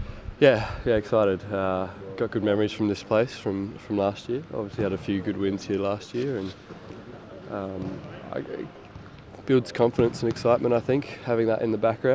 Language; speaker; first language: English; native; English